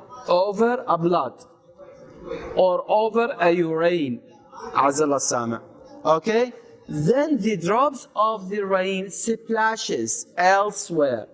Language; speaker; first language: English; non-native, fluent; Arabic